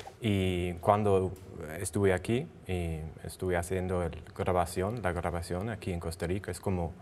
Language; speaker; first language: Spanish; non-native, learner; English